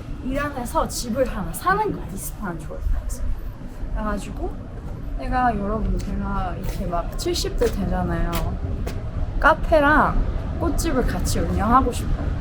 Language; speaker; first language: Korean; non-native, fluent; Persian